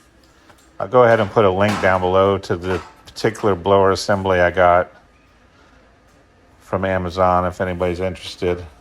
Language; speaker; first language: English; native; English